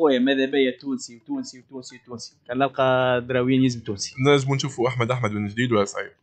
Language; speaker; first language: Arabic; native; Arabic